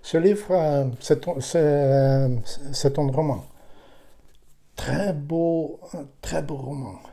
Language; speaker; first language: French; non-native, learner; Ukrainian